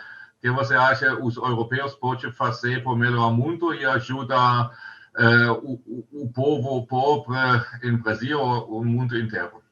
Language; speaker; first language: Portuguese; non-native, learner; German